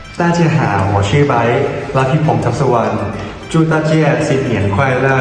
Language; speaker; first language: Chinese; non-native, learner; Thai